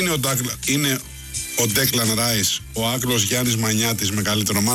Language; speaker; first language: Greek; native; Greek